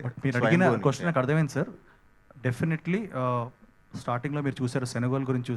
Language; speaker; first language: Telugu; native; Telugu